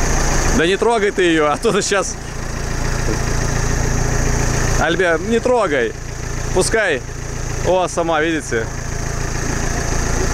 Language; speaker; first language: Russian; native; Russian